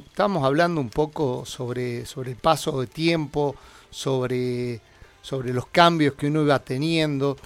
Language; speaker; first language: Spanish; native; Spanish